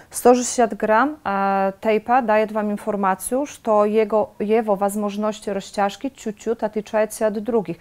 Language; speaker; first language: Russian; non-native, fluent; Polish